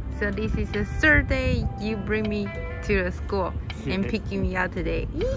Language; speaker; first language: English; non-native, fluent; Chinese